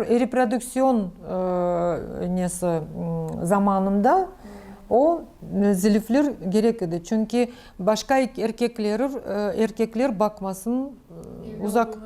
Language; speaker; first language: Turkish; non-native, learner; Crimean Tatar